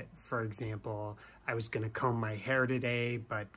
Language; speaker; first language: English; native; English